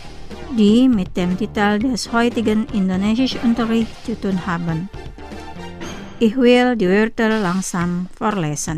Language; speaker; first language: German; non-native, fluent; Indonesian